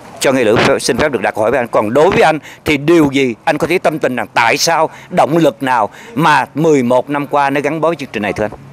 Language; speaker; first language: Vietnamese; native; Vietnamese